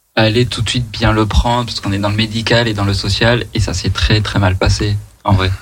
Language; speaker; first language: French; native; French